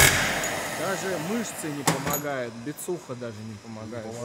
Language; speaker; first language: Russian; native; Russian